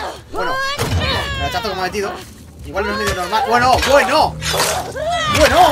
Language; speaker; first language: Spanish; native; Spanish